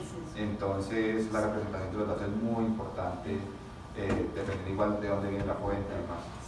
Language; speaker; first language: Spanish; native; Spanish